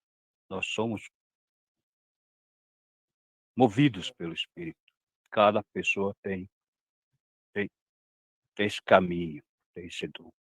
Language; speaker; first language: Portuguese; non-native, local second language; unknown